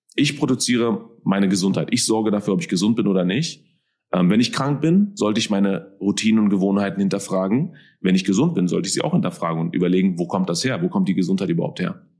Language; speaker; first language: German; early bilingual, other home language; Persian